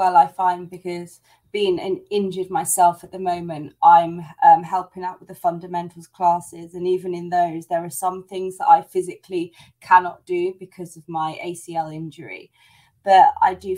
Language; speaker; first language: English; native; English